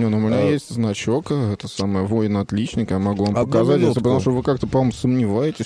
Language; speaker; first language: Russian; native; Russian